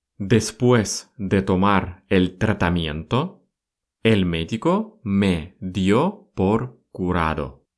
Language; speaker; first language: Spanish; non-native, fluent; Russian